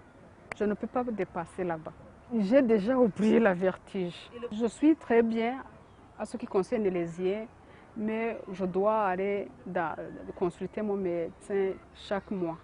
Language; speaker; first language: French; non-native, local second language; Kinyarwanda